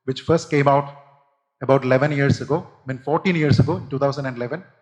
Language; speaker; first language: English; non-native, local second language; Malayalam